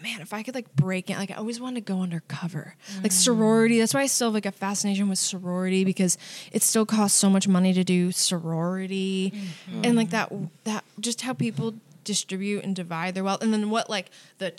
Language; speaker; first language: English; native; English